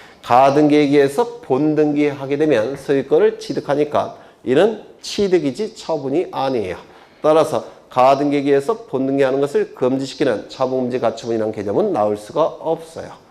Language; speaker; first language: Korean; native; Korean